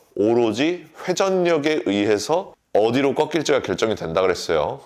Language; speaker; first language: Korean; native; Korean